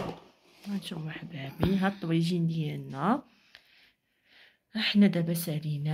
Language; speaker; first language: Arabic; native; Arabic